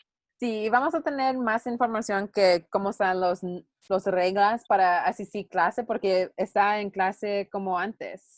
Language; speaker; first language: Spanish; non-native, learner; English